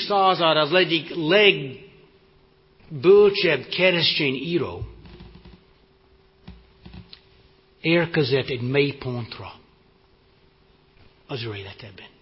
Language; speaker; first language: Hungarian; non-native, fluent; English